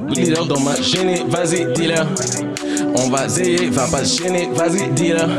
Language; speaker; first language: French; non-native, local second language; Baoulé